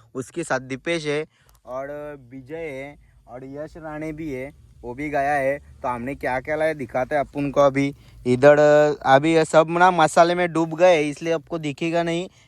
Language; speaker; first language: Hindi; non-native, local second language; Marathi